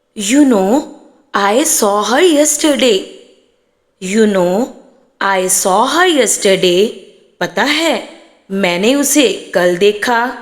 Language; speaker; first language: Urdu; native; Urdu